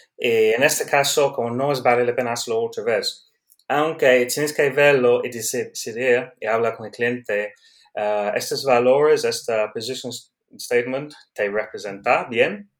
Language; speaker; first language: Spanish; non-native, learner; English